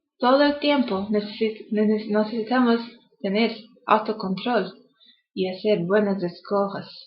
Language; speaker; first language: Spanish; non-native, learner; English